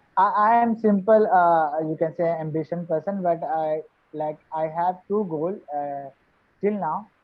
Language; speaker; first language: English; non-native, learner; Hindi